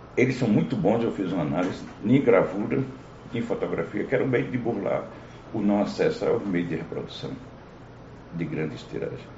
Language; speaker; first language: Portuguese; native; Portuguese